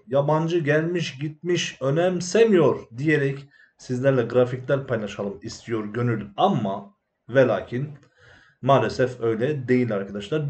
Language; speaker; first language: Turkish; native; Turkish